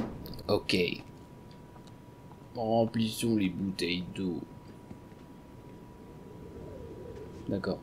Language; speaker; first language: French; native; French